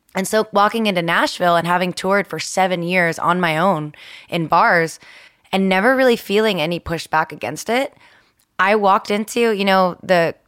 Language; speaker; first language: English; early bilingual, other home language; Spanish